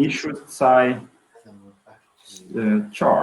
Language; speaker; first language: Chinese; non-native, learner; Swedish